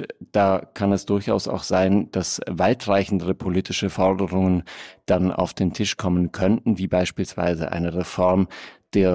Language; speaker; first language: German; native; German